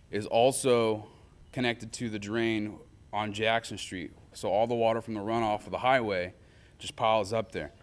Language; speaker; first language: English; native; English